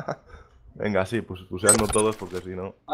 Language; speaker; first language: Spanish; native; Spanish